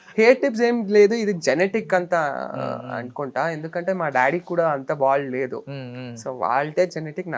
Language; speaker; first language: Telugu; non-native, learner; Kannada